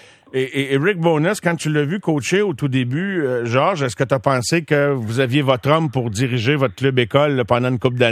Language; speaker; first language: French; native; French